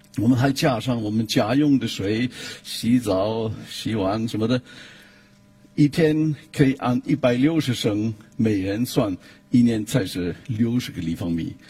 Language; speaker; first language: Chinese; non-native, fluent; German